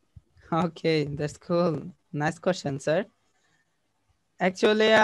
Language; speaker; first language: English; non-native, learner; Bangla